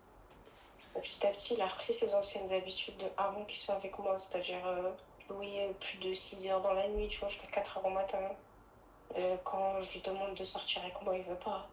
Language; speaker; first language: French; native; French